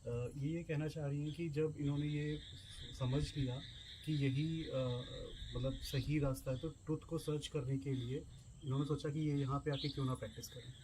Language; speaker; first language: Hindi; native; Hindi